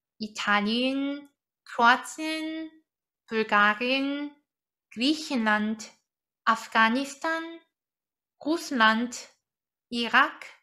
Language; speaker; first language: German; non-native, fluent; Korean